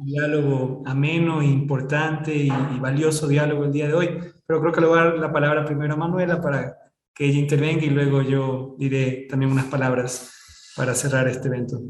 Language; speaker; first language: Spanish; native; Spanish